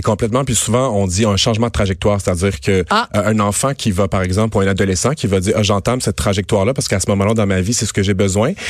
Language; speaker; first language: French; native; French